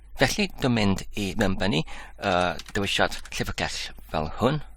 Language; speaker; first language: Welsh; non-native, local second language; English